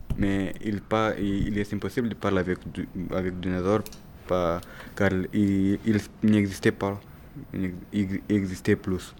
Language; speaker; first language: French; non-native, learner; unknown